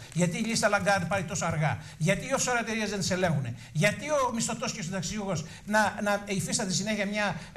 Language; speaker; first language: Greek; native; Greek